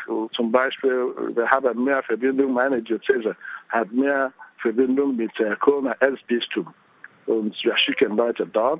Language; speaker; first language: German; non-native, fluent; Igbo